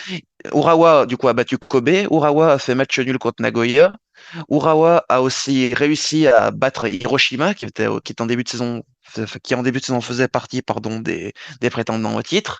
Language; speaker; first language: French; native; French